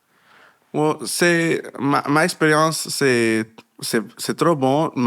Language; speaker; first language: French; non-native, learner; Spanish